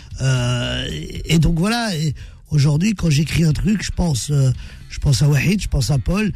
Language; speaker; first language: French; early bilingual, other home language; Arabic